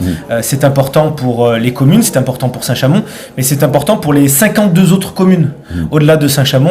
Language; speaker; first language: French; native; French